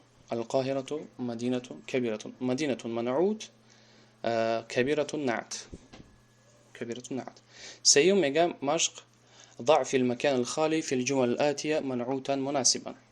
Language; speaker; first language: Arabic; non-native, fluent; Tajik